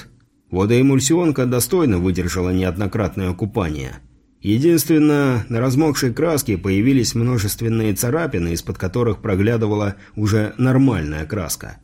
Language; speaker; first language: Russian; native; Russian